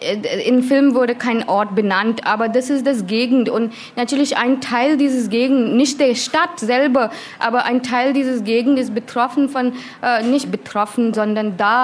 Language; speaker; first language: German; non-native, learner; Hindi